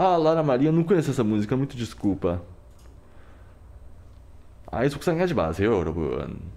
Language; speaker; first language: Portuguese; non-native, fluent; Korean